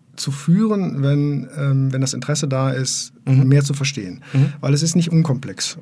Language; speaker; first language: German; native; German